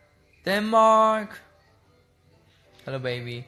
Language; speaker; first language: English; non-native, learner; Korean